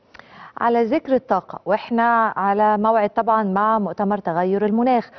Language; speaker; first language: Arabic; native; Arabic